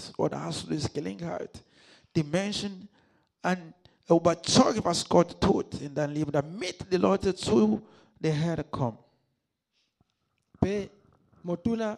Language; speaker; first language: German; non-native, learner; Lingala